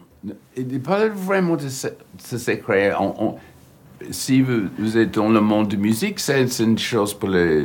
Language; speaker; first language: French; non-native, fluent; English